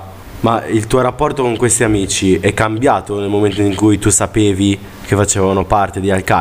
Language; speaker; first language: Italian; native; Italian